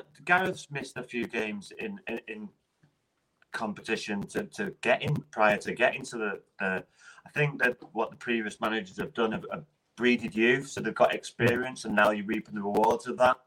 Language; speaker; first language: English; native; English